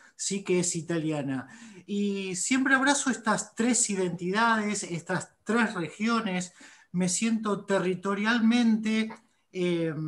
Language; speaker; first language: Spanish; native; Spanish